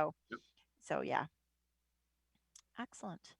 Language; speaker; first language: English; native; English